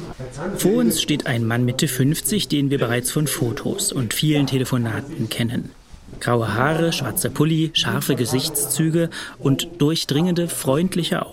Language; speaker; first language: German; native; German